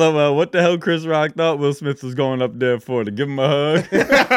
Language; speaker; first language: English; native; English